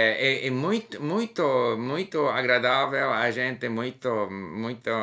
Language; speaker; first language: Portuguese; non-native, learner; English